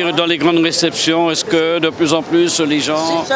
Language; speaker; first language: French; native; French